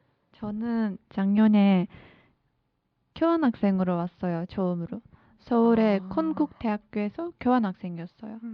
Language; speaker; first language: Korean; non-native, learner; Turkish